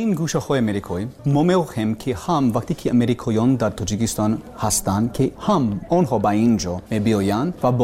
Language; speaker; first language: Persian; non-native, learner; English